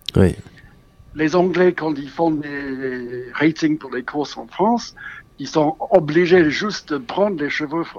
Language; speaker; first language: French; non-native, fluent; English